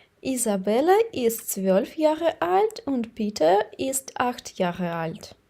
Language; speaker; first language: German; non-native, fluent; Ukrainian